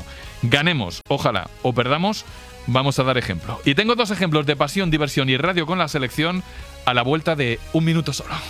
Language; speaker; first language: Spanish; native; Spanish